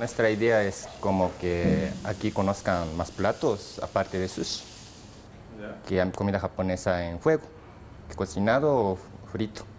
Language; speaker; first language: Spanish; non-native, fluent; Japanese